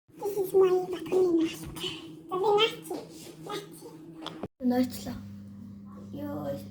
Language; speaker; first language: English; non-native, learner; Mongolian